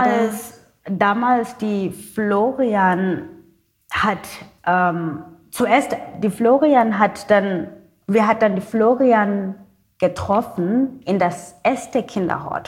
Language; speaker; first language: German; non-native, learner; Xhosa